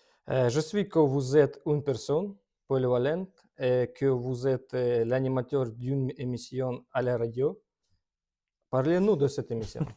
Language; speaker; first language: French; non-native, learner; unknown